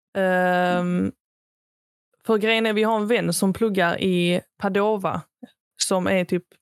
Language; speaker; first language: Swedish; early bilingual, other home language; Arabic